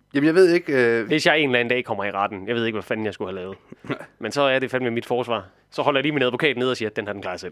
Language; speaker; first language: Danish; native; Danish